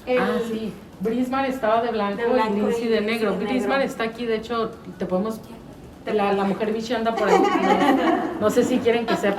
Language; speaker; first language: Spanish; native; Spanish